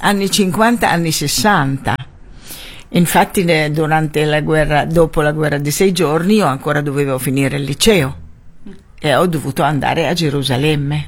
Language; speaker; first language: Italian; non-native, fluent; Arabic